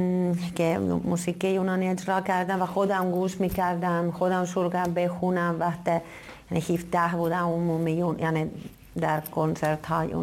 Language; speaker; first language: Persian; non-native, fluent; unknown